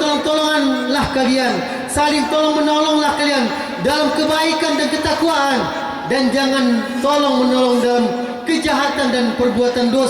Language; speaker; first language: Indonesian; native; Indonesian